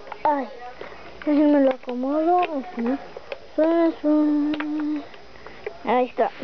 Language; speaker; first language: Spanish; native; Spanish